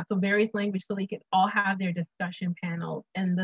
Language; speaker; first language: English; non-native, local second language; Akan